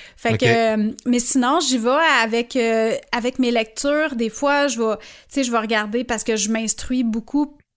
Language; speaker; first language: French; native; French